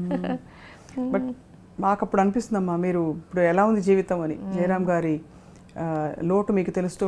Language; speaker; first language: Telugu; native; Telugu